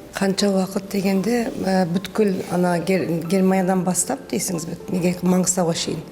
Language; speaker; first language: Kazakh; early bilingual, heritage; Kazakh